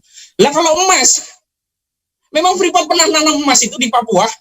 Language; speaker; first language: Indonesian; native; Indonesian